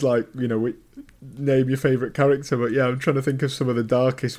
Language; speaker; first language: English; native; English